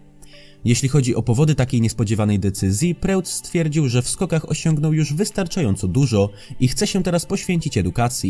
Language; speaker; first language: Polish; native; Polish